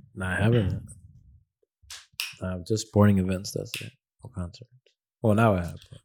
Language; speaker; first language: English; native; English